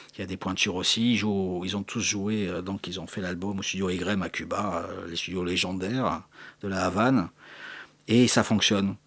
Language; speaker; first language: French; native; French